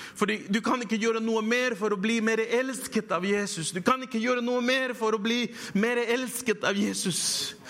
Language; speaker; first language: Norwegian; non-native, fluent; Spanish